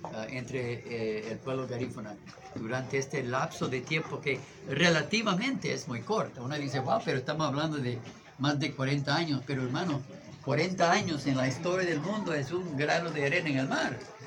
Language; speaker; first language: Spanish; non-native, fluent; English